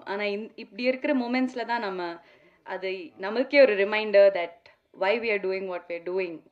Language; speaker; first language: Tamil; non-native, local second language; Malayalam